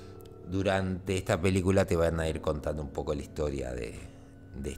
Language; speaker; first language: Spanish; native; Spanish